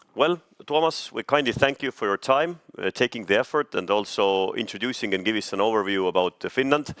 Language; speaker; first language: English; non-native, fluent; Estonian